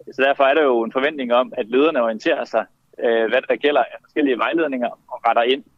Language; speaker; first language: Danish; native; Danish